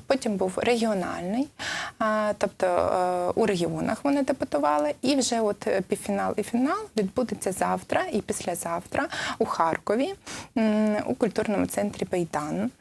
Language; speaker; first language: Ukrainian; native; Ukrainian